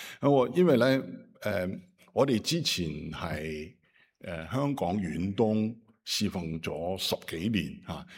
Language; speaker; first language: Cantonese; non-native, fluent; Chinese